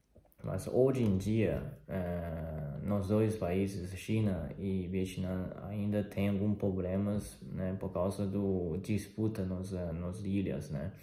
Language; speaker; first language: Portuguese; non-native, fluent; Chinese